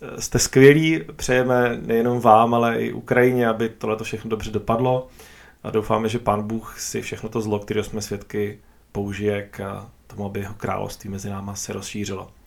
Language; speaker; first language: Czech; native; Czech